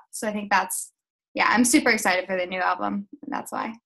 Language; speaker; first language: English; native; English